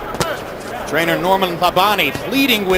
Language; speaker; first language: English; native; English